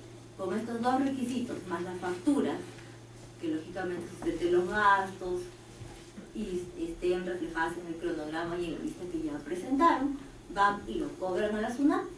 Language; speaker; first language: Spanish; native; Spanish